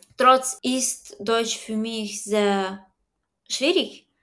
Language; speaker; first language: German; non-native, learner; Ukrainian